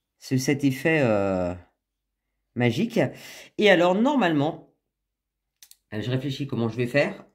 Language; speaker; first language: French; native; French